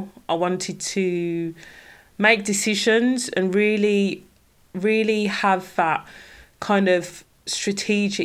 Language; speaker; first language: English; native; English